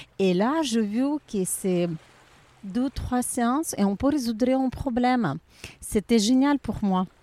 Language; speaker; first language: French; non-native, learner; Ukrainian